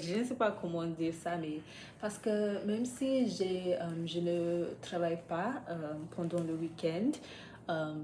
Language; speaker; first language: French; non-native, learner; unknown